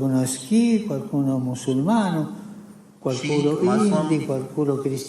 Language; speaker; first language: Italian; non-native, fluent; Spanish